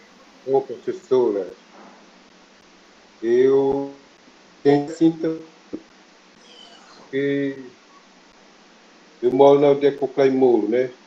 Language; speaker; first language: Portuguese; non-native, local second language; Kayapó